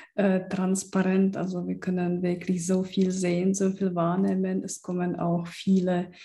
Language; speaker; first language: German; early bilingual, other home language; Czech